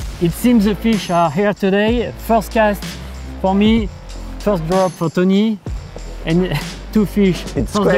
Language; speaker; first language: English; non-native, fluent; French